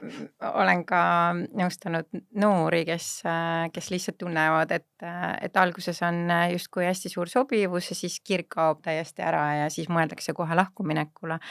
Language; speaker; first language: Estonian; native; Estonian